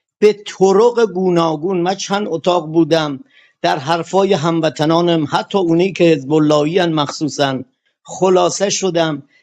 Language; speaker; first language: Persian; non-native, local second language; Kurdish